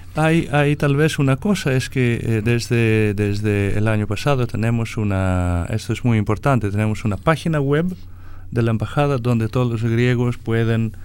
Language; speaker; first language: Spanish; non-native, fluent; Greek